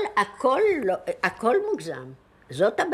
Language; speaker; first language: Hebrew; non-native, fluent; Polish